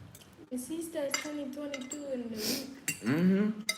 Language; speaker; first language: English; native; English